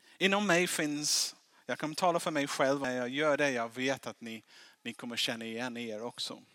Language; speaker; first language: Swedish; non-native, fluent; English